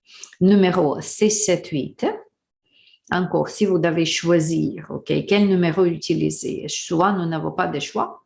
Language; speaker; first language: French; non-native, learner; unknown